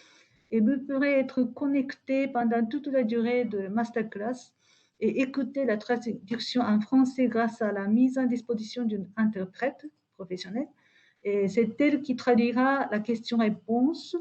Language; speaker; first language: French; non-native, fluent; Japanese